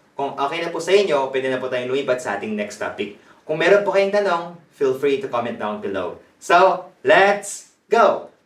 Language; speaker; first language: Filipino; non-native, fluent; Korean